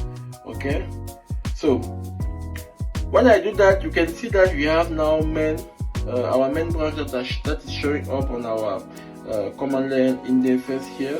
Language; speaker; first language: English; non-native, fluent; French